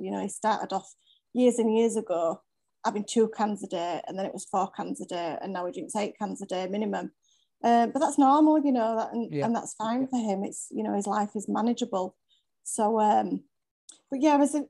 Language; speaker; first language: English; native; English